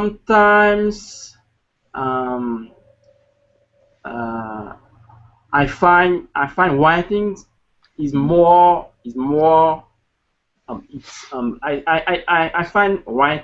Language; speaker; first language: English; non-native, learner; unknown